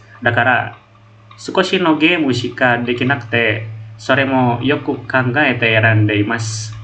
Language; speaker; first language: Japanese; non-native, learner; Indonesian